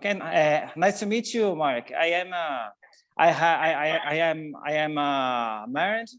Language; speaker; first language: English; non-native, learner; Portuguese